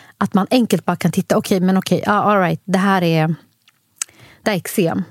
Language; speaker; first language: Swedish; early bilingual, other home language; Somali